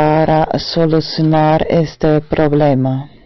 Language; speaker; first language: Spanish; non-native, fluent; German